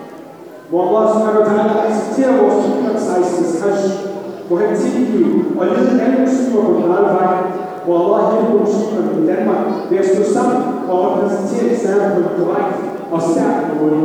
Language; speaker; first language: Danish; non-native, fluent; Arabic